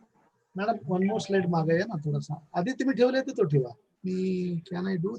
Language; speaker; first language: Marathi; non-native, local second language; Kannada